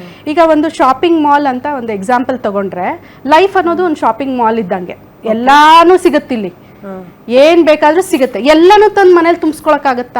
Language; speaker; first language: Kannada; native; Kannada